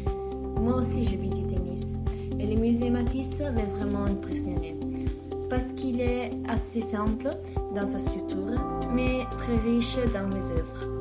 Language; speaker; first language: French; non-native, learner; Italian